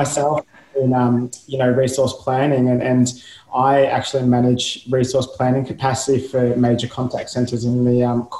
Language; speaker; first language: English; native; English